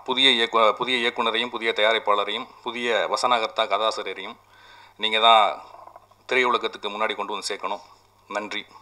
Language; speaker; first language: Tamil; native; Tamil